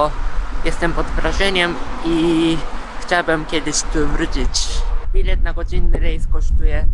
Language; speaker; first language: Polish; non-native, fluent; Japanese